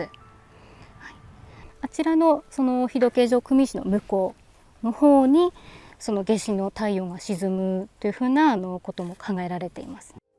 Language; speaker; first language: Japanese; native; Japanese